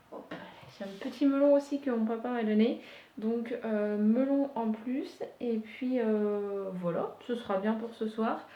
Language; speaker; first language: French; native; French